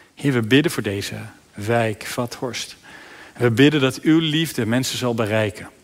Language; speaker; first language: Dutch; native; Dutch